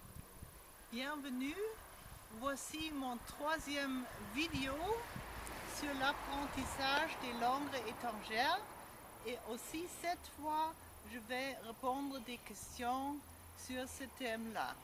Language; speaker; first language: French; non-native, fluent; German